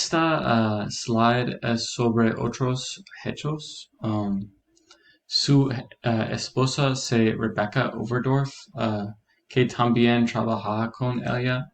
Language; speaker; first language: Spanish; non-native, learner; English